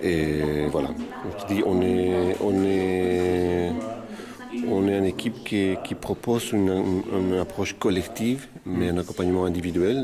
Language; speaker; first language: French; native; French